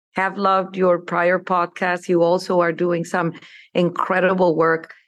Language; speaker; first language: English; non-native, fluent; Spanish